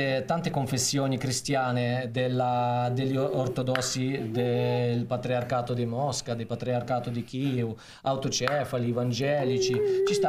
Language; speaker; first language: Italian; non-native, fluent; Ukrainian